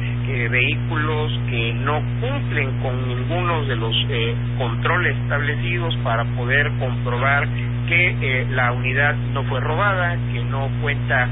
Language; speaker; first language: Spanish; native; Spanish